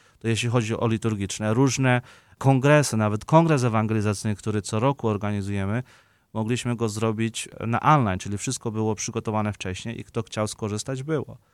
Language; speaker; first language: Polish; native; Polish